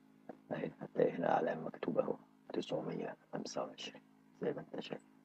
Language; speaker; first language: Arabic; native; Arabic